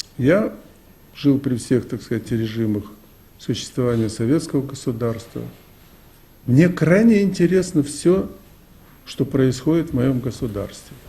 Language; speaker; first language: Russian; native; Russian